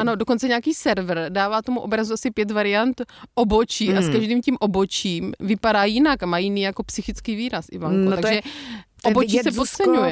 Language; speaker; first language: Czech; native; Czech